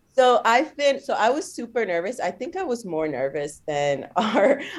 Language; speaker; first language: English; early bilingual, other home language; Spanish